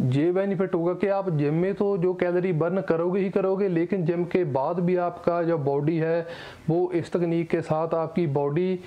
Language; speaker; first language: Hindi; non-native, local second language; Punjabi